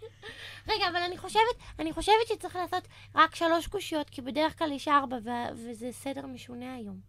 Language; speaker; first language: Hebrew; native; Hebrew